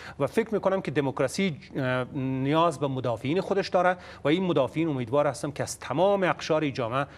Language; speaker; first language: Persian; native; Persian